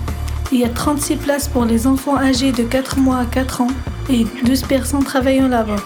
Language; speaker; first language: French; non-native, local second language; Arabic